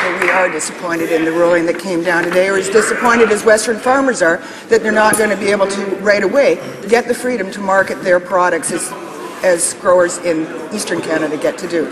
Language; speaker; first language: English; native; English